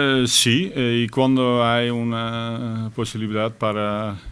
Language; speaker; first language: Spanish; non-native, fluent; Dutch